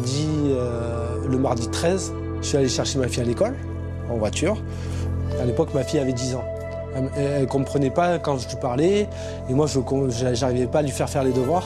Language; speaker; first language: French; native; French